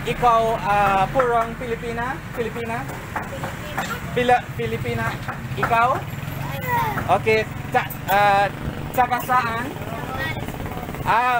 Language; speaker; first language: Filipino; non-native, learner; English